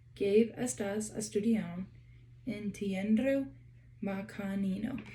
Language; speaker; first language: Spanish; non-native, learner; English